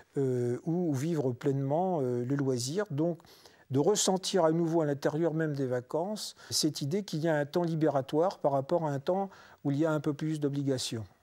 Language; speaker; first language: French; native; French